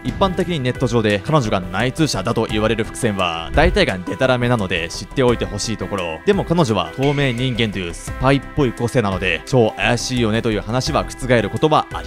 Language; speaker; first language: Japanese; native; Japanese